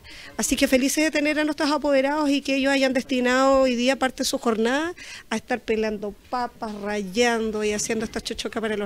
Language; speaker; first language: Spanish; native; Spanish